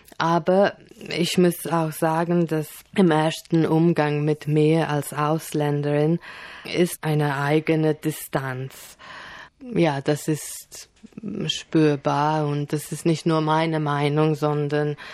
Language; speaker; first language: German; non-native, fluent; Polish